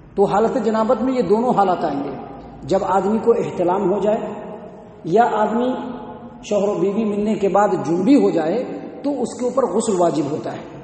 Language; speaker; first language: Urdu; native; Urdu